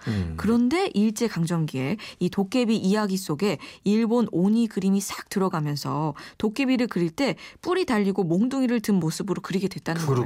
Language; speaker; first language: Korean; native; Korean